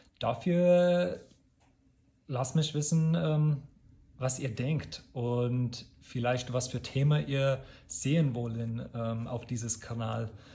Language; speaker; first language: German; non-native, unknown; English